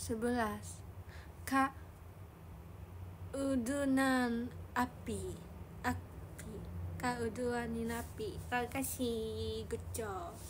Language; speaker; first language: Indonesian; non-native, learner; Japanese